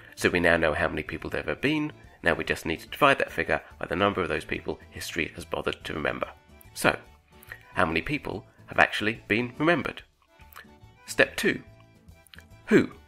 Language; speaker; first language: English; native; English